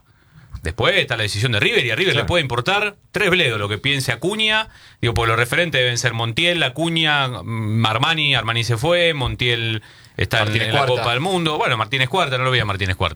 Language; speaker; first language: Spanish; native; Spanish